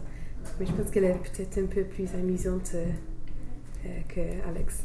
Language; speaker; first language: French; non-native, learner; English